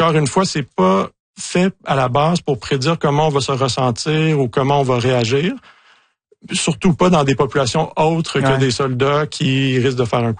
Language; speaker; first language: French; native; French